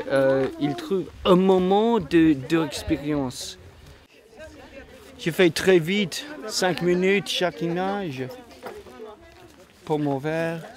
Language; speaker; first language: French; non-native, learner; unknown